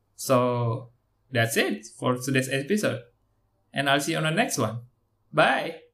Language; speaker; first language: English; non-native, learner; Indonesian